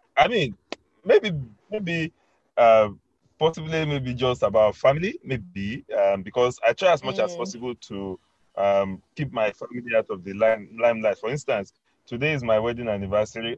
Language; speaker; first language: English; non-native, local second language; Yoruba